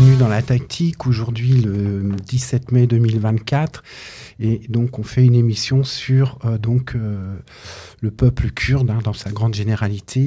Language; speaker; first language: French; native; French